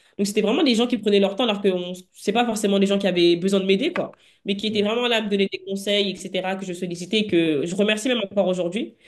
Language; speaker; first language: French; native; French